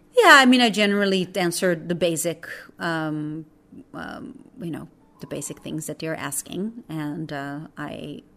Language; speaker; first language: English; non-native, fluent; Portuguese